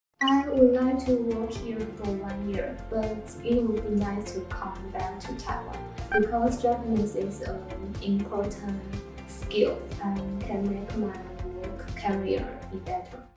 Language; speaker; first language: English; non-native, learner; Chinese